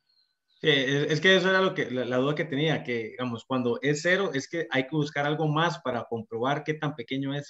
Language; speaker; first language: Spanish; native; Spanish